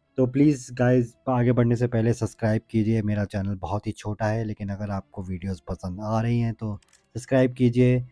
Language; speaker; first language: Hindi; native; Hindi